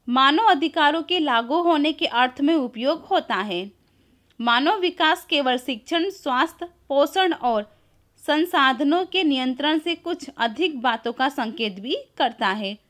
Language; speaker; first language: Hindi; non-native, local second language; Gujarati